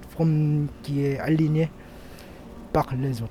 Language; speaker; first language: French; non-native, learner; Korean